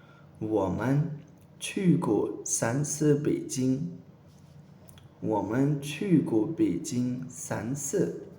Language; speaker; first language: Chinese; non-native, fluent; Urdu